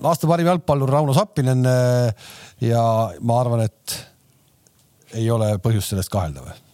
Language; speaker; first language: Estonian; native; Estonian